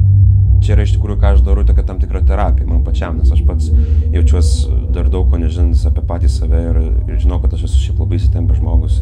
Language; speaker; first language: Lithuanian; native; Lithuanian